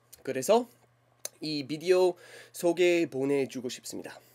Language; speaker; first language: Korean; non-native, learner; English